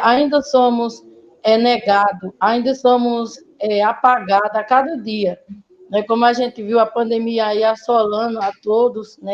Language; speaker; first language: Portuguese; native; Portuguese